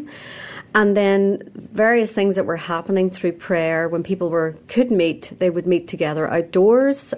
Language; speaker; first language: English; native; English